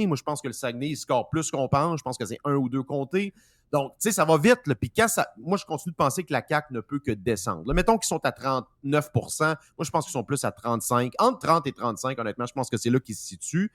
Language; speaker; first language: French; native; French